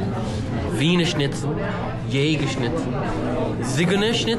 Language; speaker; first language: German; non-native, learner; English